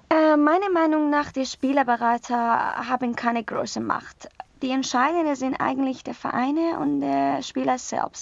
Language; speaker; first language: German; non-native, learner; Persian